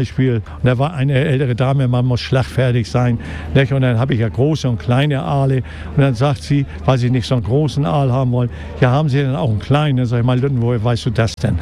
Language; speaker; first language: German; native; German